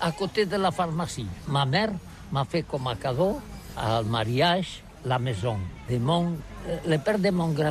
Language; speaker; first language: French; non-native, learner; Catalan